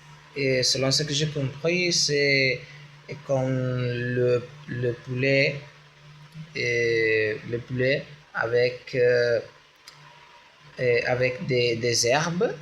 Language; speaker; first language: French; non-native, learner; Spanish